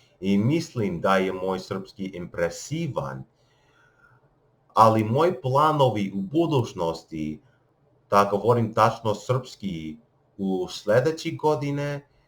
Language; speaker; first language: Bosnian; non-native, learner; English